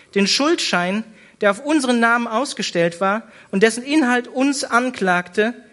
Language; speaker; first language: German; native; German